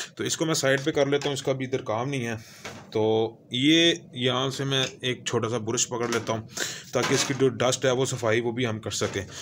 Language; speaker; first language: Urdu; non-native, local second language; Punjabi